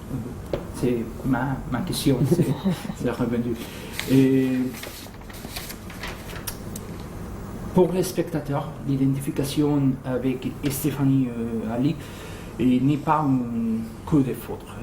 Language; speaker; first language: French; non-native, fluent; Spanish